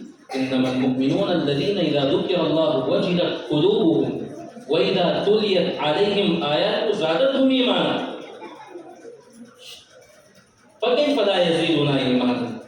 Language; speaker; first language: Arabic; non-native, fluent; Urdu